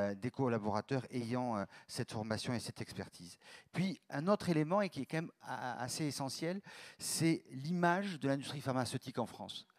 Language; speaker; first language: French; native; French